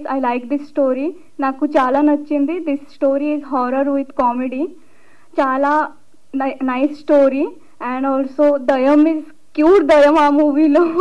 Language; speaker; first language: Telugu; non-native, learner; Odia